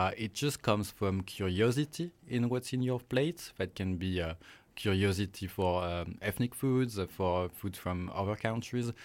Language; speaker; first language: English; non-native, fluent; French